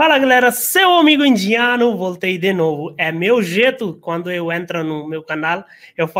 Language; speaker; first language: Portuguese; non-native, learner; Hindi